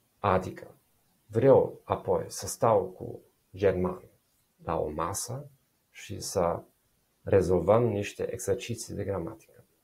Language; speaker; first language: Romanian; non-native, fluent; German